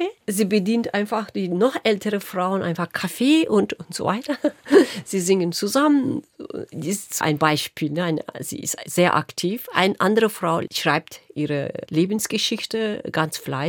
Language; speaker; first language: German; non-native, local second language; Turkish